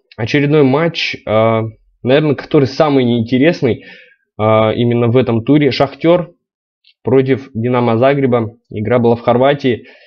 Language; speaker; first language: Russian; native; Russian